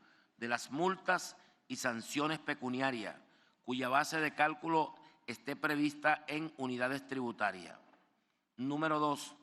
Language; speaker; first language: Spanish; native; Spanish